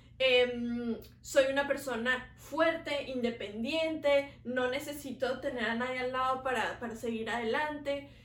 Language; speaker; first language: Spanish; native; Spanish